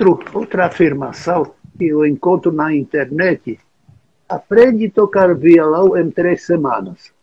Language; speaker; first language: Portuguese; non-native, fluent; Czech